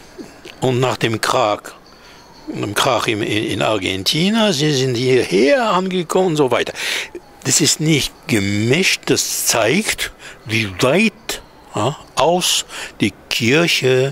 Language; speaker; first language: German; non-native, fluent; Hebrew